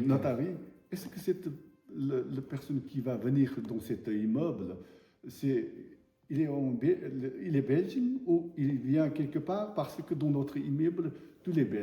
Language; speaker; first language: French; non-native, learner; Tibetan